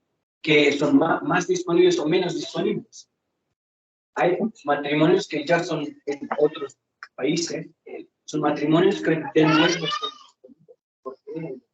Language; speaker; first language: Spanish; non-native, fluent; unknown